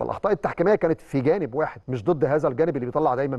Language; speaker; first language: Arabic; native; Arabic